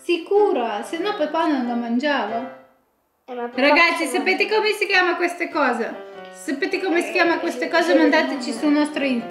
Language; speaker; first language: Italian; non-native, fluent; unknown